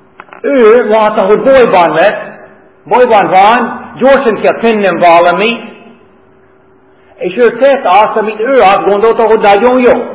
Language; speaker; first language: Hungarian; non-native, learner; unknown